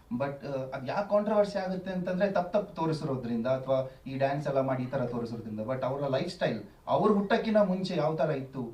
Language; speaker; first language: Kannada; non-native, local second language; Tulu